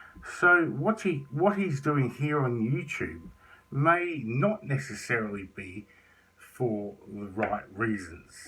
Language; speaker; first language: English; native; English